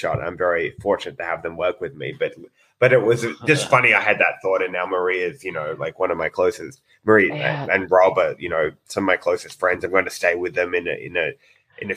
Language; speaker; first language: English; native; English